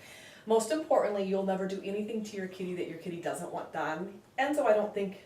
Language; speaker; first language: English; native; English